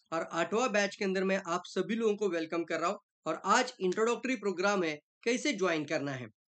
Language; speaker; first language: Hindi; non-native, local second language; Marathi